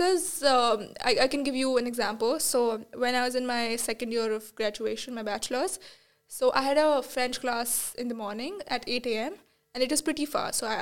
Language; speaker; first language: English; non-native, local second language; Marathi